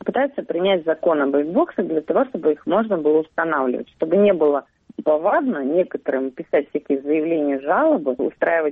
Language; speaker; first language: Russian; native; Russian